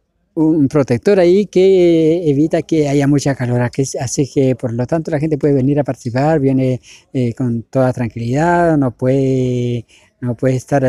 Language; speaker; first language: Spanish; native; Spanish